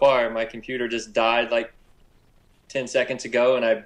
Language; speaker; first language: English; native; English